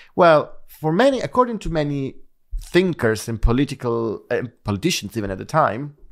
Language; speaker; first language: English; non-native, fluent; Italian